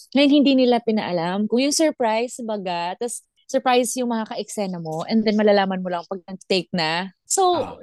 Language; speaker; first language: Filipino; non-native, local second language; Cebuano